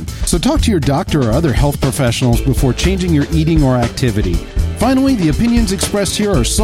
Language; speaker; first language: English; native; English